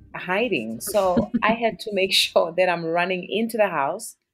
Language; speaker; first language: English; non-native, local second language; Northern Sotho